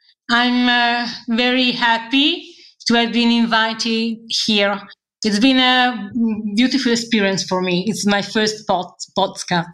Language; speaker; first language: English; non-native, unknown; Italian